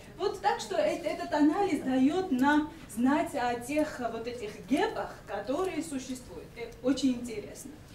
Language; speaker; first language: Russian; non-native, local second language; Georgian